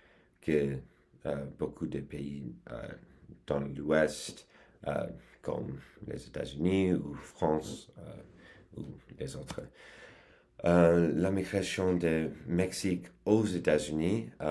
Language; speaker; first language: French; non-native, learner; English